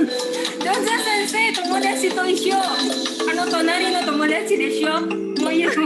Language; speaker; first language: Japanese; non-native, fluent; Indonesian